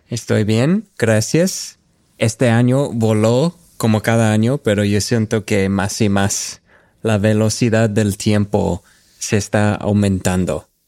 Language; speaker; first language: Spanish; non-native, fluent; English